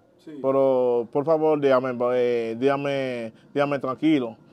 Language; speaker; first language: Spanish; non-native, learner; Haitian Creole